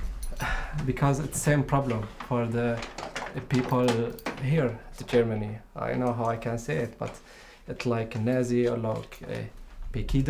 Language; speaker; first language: English; non-native, learner; Arabic